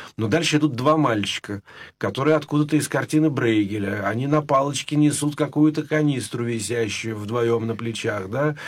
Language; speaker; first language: Russian; native; Russian